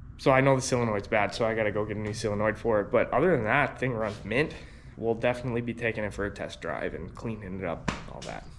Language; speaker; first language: English; native; English